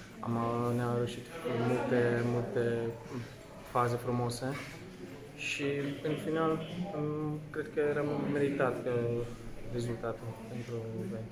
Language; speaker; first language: Romanian; non-native, fluent; Slovak